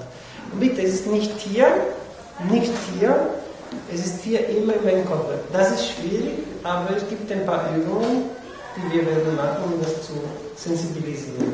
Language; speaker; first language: German; non-native, fluent; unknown